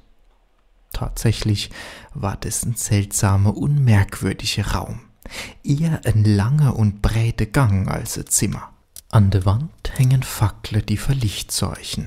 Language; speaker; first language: German; native; German